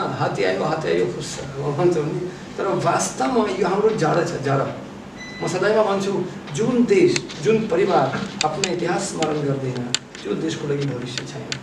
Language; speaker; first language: Nepali; non-native, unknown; Russian